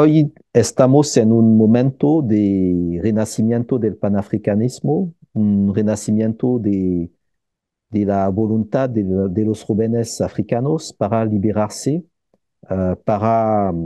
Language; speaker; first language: Spanish; non-native, fluent; French